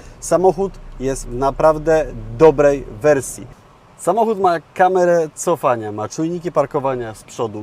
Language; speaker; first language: Polish; native; Polish